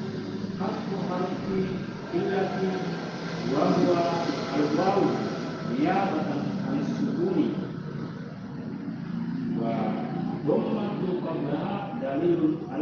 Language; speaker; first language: Arabic; non-native, learner; Indonesian